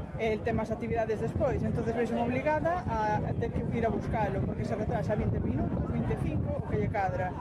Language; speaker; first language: Galician; native; Galician